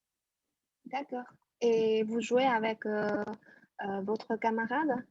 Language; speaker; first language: French; non-native, fluent; Chinese